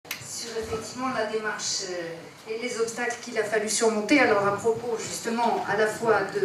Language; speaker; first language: French; native; French